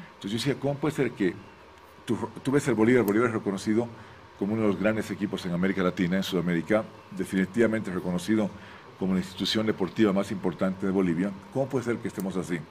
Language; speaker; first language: Spanish; native; Spanish